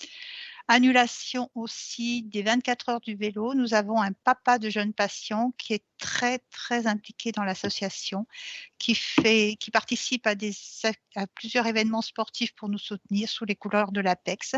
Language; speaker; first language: French; native; French